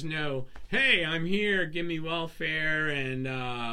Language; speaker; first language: English; early bilingual, other home language; Serbian